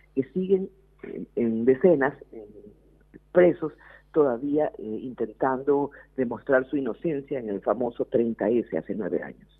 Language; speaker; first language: Spanish; native; Spanish